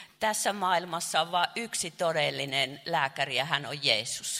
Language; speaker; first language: Finnish; non-native, fluent; Chinese